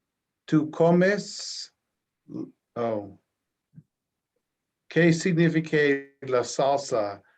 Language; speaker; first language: Spanish; non-native, learner; English